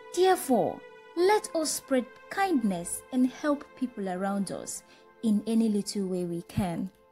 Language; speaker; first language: English; non-native, local second language; Igbo